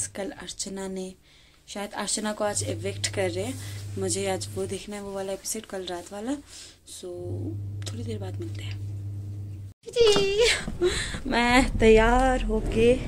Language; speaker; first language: Hindi; native; Hindi